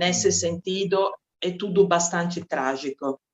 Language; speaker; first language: Portuguese; non-native, fluent; Italian